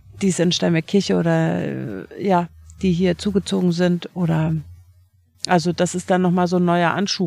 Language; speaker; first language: German; native; German